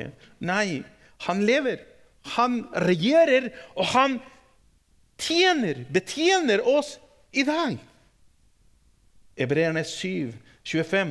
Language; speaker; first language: Norwegian; non-native, fluent; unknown